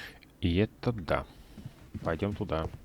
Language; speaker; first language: Russian; native; Russian